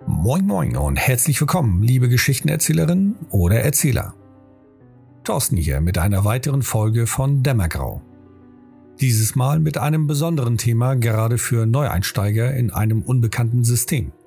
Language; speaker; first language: German; native; German